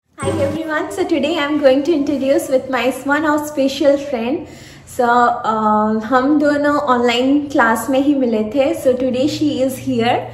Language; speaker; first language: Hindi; non-native, local second language; Odia